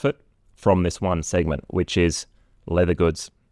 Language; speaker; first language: English; native; English